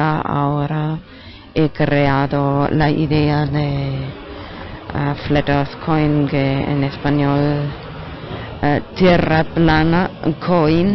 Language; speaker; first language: Spanish; non-native, fluent; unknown